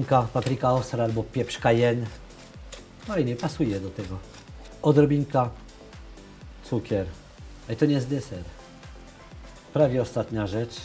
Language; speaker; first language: Polish; non-native, learner; French